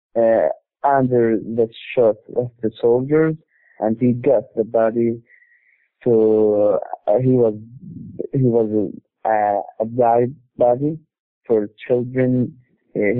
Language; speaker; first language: English; non-native, learner; Arabic